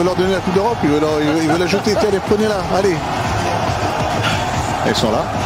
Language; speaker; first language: French; native; French